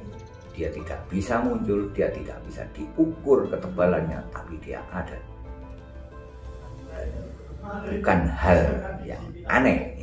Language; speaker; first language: Indonesian; non-native, local second language; Javanese